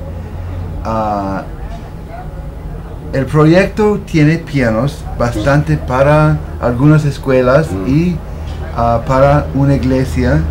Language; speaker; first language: Spanish; non-native, learner; English